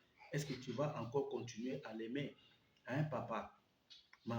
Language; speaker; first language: French; non-native, local second language; Lingala